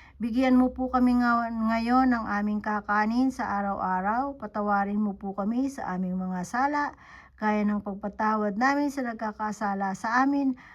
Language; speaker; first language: Filipino; native; Filipino